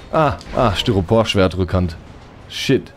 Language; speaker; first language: German; native; German